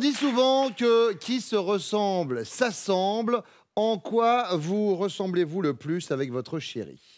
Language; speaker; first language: French; native; French